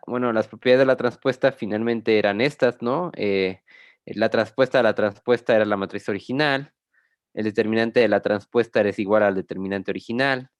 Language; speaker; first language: Spanish; native; Spanish